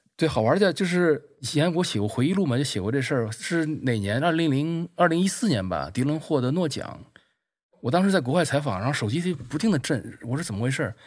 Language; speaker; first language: Chinese; native; Chinese